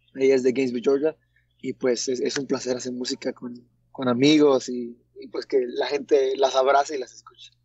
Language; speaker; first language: Spanish; early bilingual, heritage; Spanish